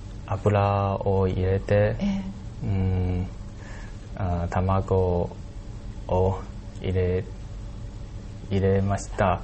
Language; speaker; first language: Japanese; non-native, learner; Chinese